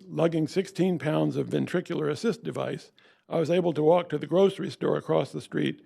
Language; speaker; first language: English; native; English